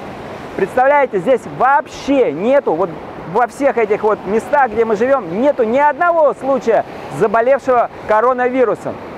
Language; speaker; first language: Russian; native; Russian